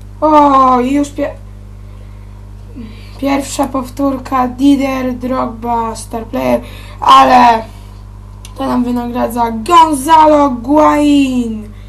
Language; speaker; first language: Polish; native; Polish